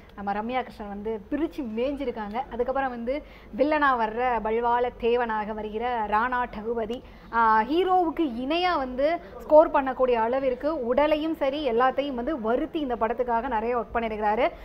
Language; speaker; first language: Tamil; native; Tamil